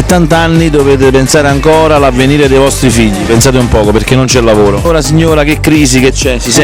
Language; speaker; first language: Italian; native; Italian